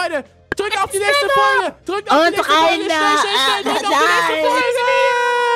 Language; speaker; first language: German; native; German